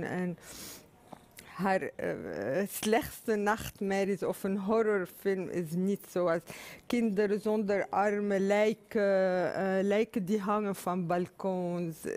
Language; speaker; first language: Dutch; non-native, fluent; Arabic